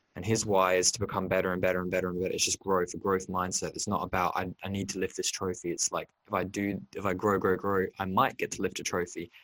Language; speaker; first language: English; native; English